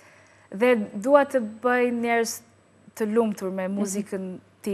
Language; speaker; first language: Albanian; non-native, learner; English